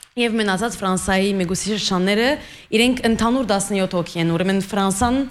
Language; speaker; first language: Armenian; early bilingual, heritage; Armenian